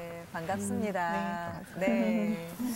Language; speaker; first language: Korean; native; Korean